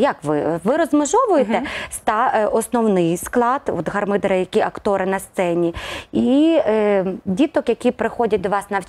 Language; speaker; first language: Ukrainian; native; Ukrainian